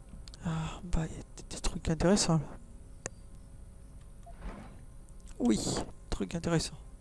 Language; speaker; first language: French; native; French